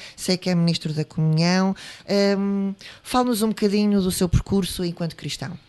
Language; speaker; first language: Portuguese; native; Portuguese